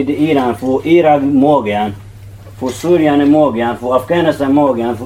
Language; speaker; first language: Danish; non-native, learner; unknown